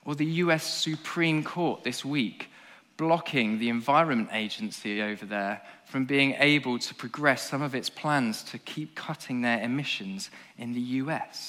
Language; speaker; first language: English; native; English